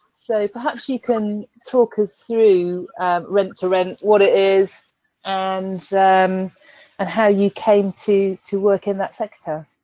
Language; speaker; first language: English; native; English